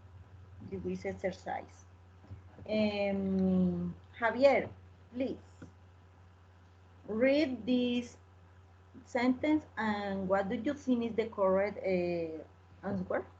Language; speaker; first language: English; non-native, learner; Spanish